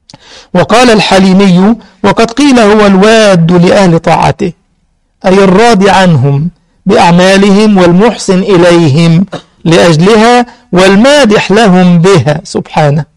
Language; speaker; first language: Arabic; native; Arabic